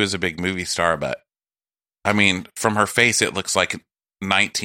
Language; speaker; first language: English; native; English